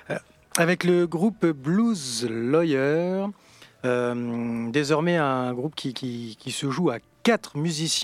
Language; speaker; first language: French; native; French